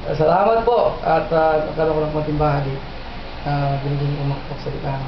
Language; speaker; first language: Filipino; native; Filipino